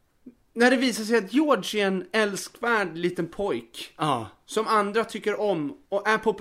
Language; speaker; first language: Swedish; native; Swedish